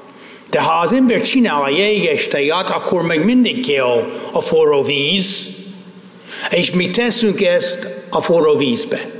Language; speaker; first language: Hungarian; non-native, fluent; English